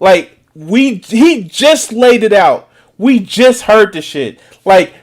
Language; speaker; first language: English; native; English